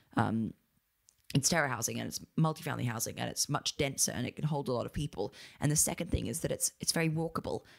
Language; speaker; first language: English; native; English